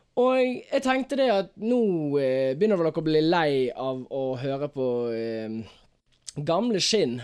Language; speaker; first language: Norwegian; native; Norwegian